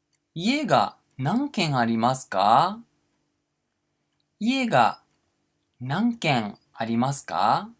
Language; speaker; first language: Japanese; non-native, fluent; Portuguese